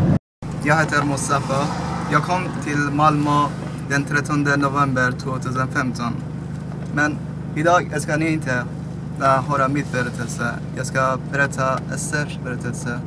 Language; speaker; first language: Swedish; non-native, learner; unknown